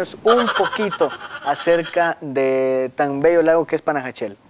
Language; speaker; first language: Spanish; native; Spanish